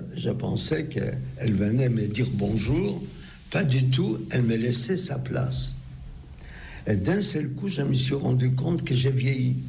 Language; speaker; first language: French; non-native, fluent; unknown